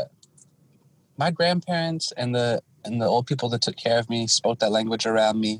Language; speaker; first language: English; native; English